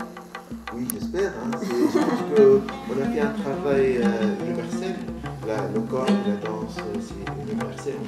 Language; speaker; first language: French; non-native, local second language; Arabic